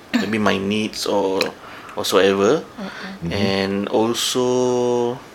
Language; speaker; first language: English; non-native, local second language; Malay